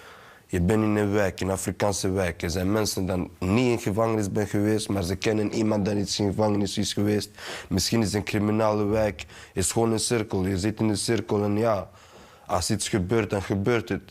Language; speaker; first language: Dutch; early bilingual, other home language; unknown